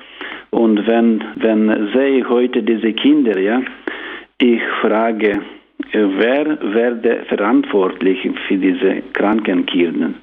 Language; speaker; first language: German; non-native, learner; Ukrainian